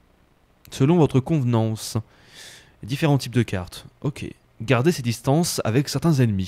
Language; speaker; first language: French; native; French